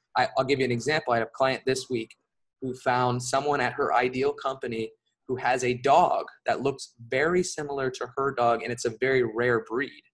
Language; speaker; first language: English; native; English